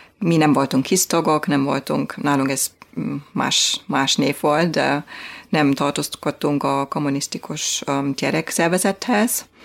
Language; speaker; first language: Hungarian; non-native, fluent; German